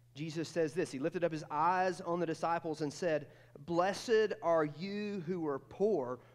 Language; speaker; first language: English; native; English